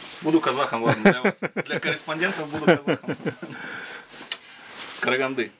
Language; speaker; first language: Russian; native; Russian